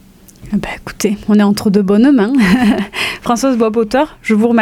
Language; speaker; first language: French; native; French